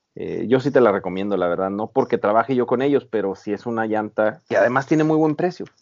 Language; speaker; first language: Spanish; native; Spanish